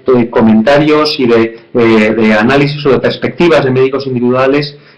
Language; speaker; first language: Spanish; native; Spanish